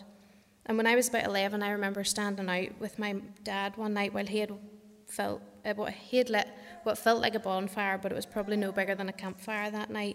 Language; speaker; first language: English; native; English